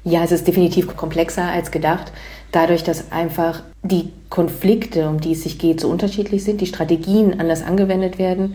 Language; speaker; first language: German; native; German